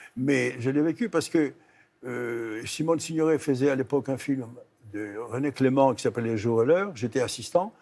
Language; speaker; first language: French; non-native, fluent; Greek